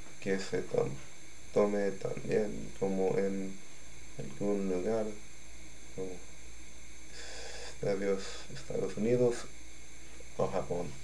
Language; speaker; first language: Spanish; non-native, learner; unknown